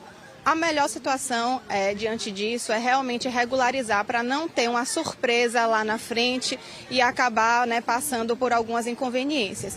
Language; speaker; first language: Portuguese; native; Portuguese